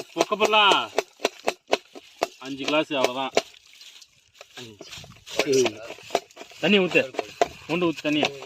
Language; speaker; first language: Tamil; native; Tamil